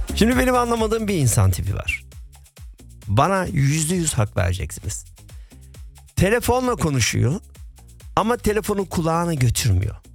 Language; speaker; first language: Turkish; early bilingual, heritage; Turkish